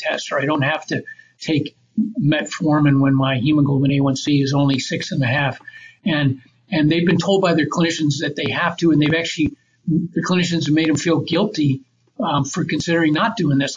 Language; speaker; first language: English; native; English